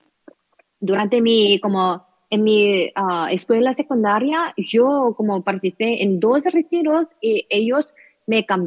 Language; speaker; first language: Spanish; non-native, learner; Korean